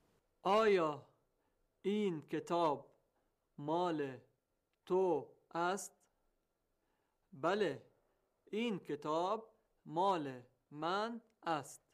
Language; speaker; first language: Persian; non-native, learner; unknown